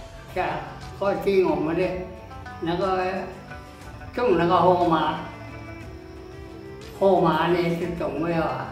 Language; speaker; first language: Chinese; non-native, local second language; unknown